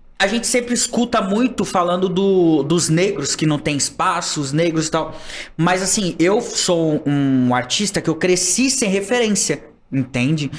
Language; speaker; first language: Portuguese; native; Portuguese